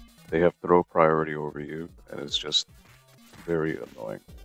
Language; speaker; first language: English; early bilingual, other home language; Spanish